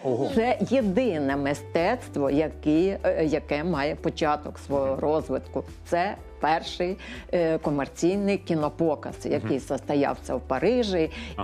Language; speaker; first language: Ukrainian; native; Ukrainian